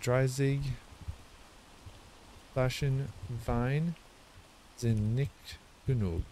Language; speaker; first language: German; non-native, learner; English